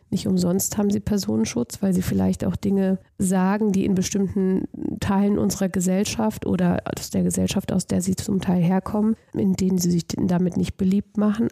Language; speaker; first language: German; native; German